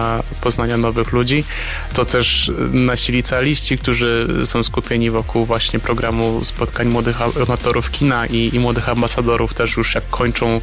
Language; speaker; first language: Polish; native; Polish